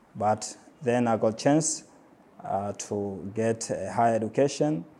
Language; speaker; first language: English; non-native, local second language; Swahili